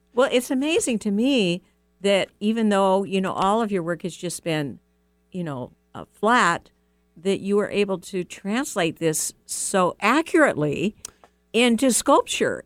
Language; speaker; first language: English; native; English